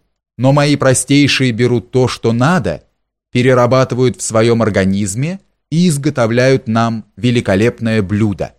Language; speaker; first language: Russian; native; Russian